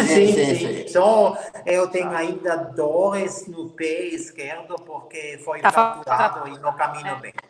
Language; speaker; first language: Portuguese; non-native, fluent; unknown